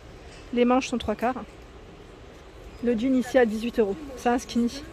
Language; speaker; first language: French; native; French